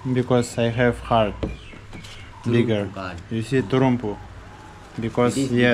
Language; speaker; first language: English; non-native, learner; Russian